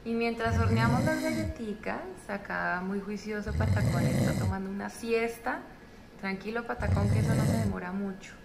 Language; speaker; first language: Spanish; native; Spanish